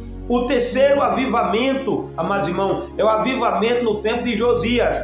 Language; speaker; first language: Portuguese; native; Portuguese